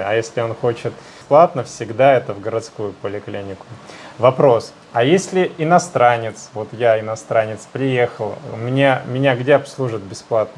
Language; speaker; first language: Russian; native; Russian